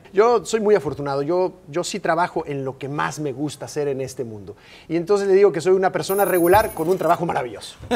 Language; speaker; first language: Spanish; native; Spanish